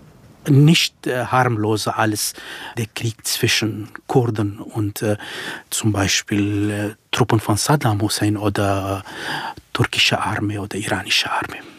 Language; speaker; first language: German; non-native, fluent; Central Kurdish